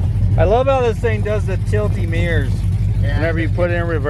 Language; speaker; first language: English; native; English